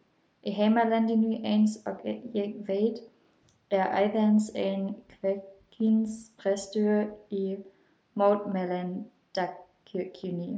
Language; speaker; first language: Icelandic; non-native, learner; German